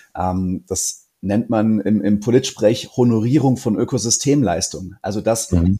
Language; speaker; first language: German; native; German